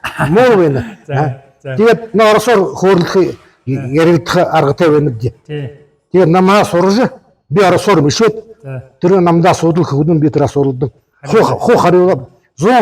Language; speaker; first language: Mongolian; non-native, learner; Buriat